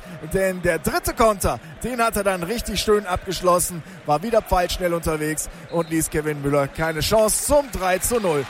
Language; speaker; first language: German; native; German